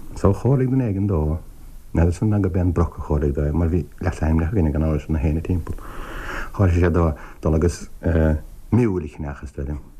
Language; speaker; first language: Irish; native; Irish